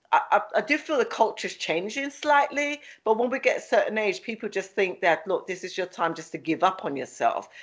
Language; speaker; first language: English; native; English